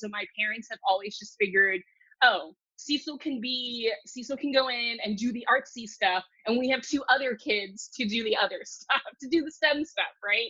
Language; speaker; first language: English; early bilingual, other home language; Cantonese